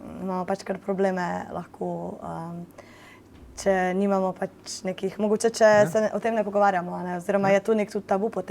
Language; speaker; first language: Slovenian; native; Slovenian